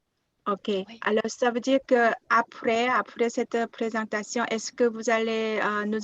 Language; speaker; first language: French; non-native, fluent; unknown